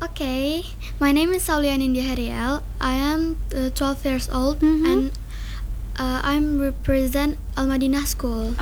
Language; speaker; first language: English; non-native, learner; Indonesian